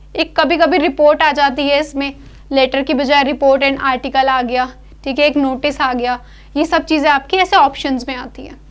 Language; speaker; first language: Hindi; native; Hindi